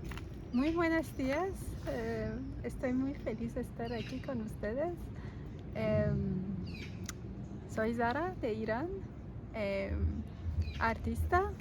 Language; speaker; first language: Spanish; non-native, learner; Persian